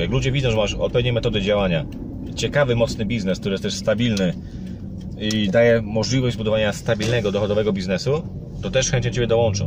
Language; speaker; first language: Polish; native; Polish